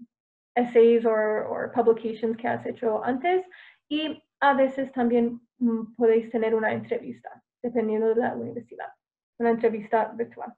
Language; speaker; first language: Spanish; non-native, fluent; English